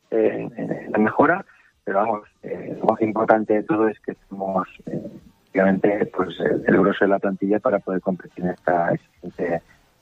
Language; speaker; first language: Spanish; native; Spanish